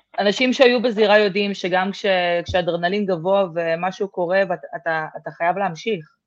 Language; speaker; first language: Hebrew; early bilingual, other home language; Russian